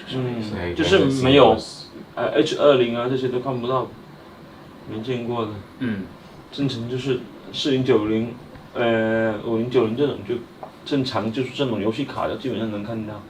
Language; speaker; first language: Chinese; native; Chinese